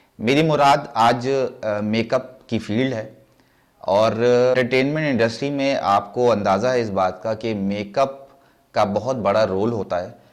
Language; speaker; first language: Urdu; native; Urdu